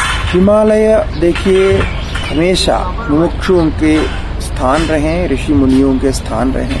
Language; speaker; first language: Hindi; non-native, local second language; Malayalam